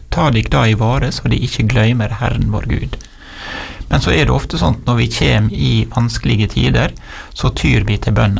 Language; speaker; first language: Norwegian; native; Norwegian